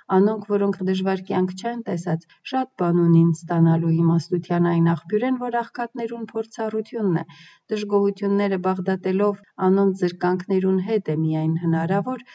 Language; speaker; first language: Armenian; early bilingual, heritage; Armenian